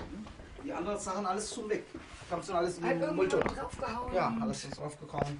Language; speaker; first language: German; non-native, learner; Tamil